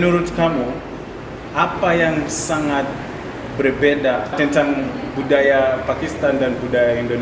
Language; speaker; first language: Indonesian; non-native, fluent; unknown